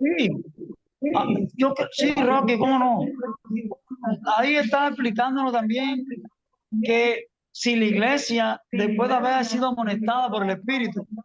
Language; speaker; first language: Spanish; native; Spanish